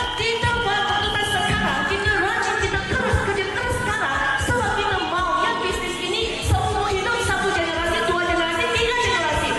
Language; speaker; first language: Malay; non-native, local second language; Chinese